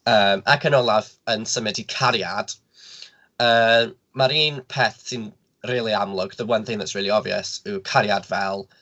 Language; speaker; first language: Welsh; non-native, local second language; English